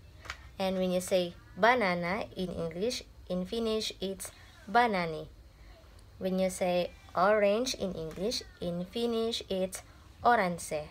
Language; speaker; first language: English; non-native, local second language; Filipino